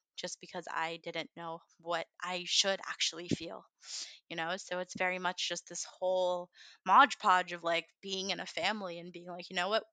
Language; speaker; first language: English; early bilingual, other home language; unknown